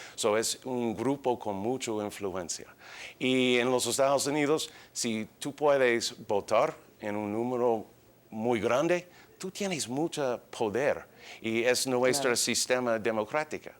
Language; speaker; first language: Spanish; early bilingual, heritage; English